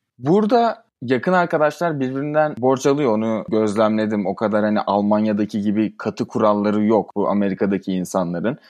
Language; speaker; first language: Turkish; native; Turkish